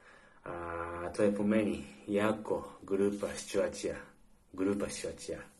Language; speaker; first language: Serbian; non-native, learner; Japanese